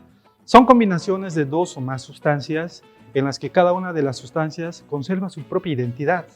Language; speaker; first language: Spanish; native; Spanish